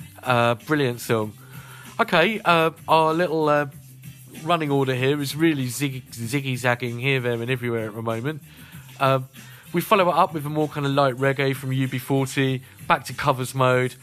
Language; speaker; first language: English; native; English